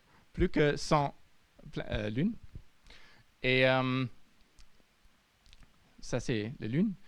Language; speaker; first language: French; non-native, fluent; German